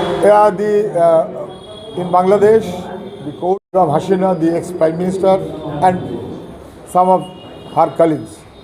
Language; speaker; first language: English; non-native, local second language; Bangla